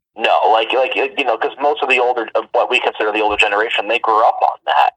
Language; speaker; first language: English; native; English